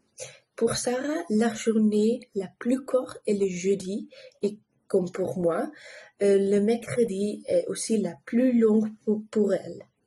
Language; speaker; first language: French; non-native, learner; Dutch